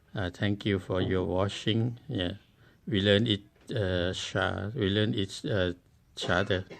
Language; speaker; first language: English; non-native, learner; Thai